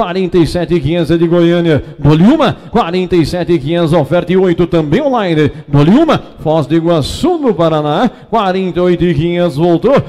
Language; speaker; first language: Portuguese; native; Portuguese